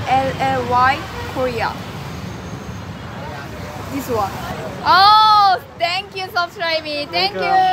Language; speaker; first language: English; non-native, learner; Korean